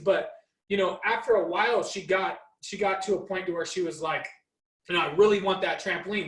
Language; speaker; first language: English; native; English